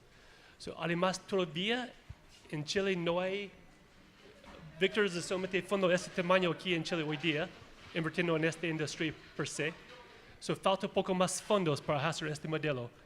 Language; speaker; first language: Spanish; non-native, fluent; English